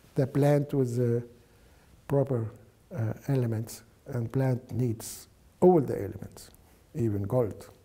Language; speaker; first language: English; non-native, fluent; Arabic